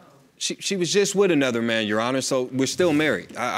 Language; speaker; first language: English; native; English